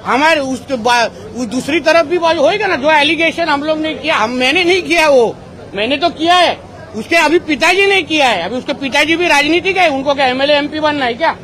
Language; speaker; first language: Hindi; non-native, local second language; Marathi